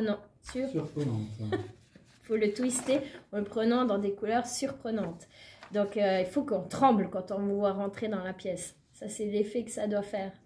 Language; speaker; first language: French; native; French